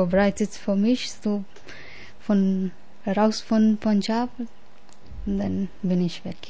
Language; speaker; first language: German; non-native, learner; Punjabi